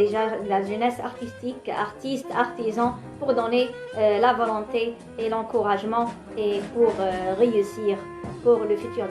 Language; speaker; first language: French; non-native, local second language; Arabic